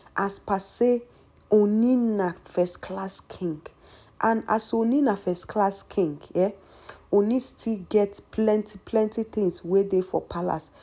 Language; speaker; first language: Nigerian Pidgin; native; Nigerian Pidgin